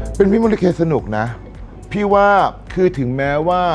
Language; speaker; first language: Thai; native; Thai